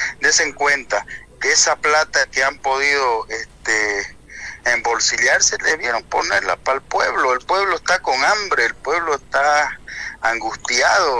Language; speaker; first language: Spanish; native; Spanish